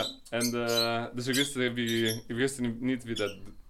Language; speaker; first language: Dutch; non-native, learner; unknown